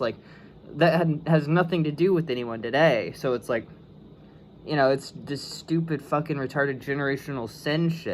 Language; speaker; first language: English; native; English